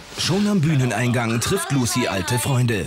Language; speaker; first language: German; native; German